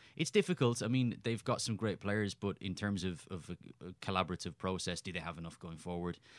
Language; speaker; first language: English; native; English